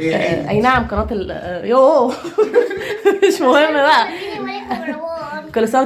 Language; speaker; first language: Arabic; native; Arabic